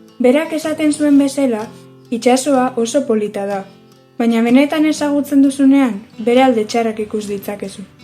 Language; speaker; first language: Basque; native; Basque